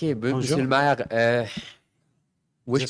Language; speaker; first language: French; native; French